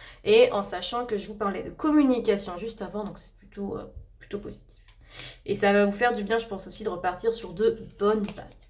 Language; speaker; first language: French; native; French